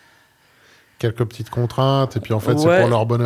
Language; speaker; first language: French; native; French